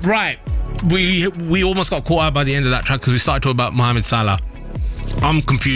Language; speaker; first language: English; native; English